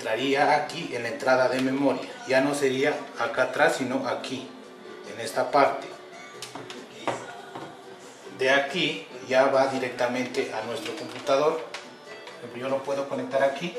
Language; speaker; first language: Spanish; native; Spanish